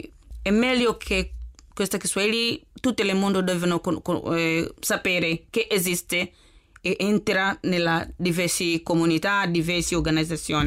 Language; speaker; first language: Italian; non-native, learner; Swahili